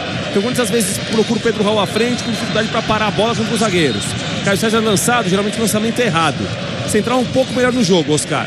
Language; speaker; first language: Portuguese; native; Portuguese